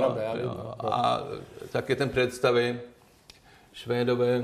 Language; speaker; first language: Czech; non-native, learner; Swedish